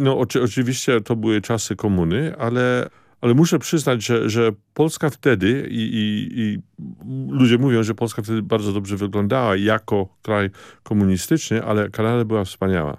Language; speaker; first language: Polish; early bilingual, heritage; Polish